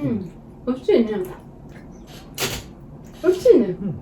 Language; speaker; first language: Japanese; non-native, fluent; Filipino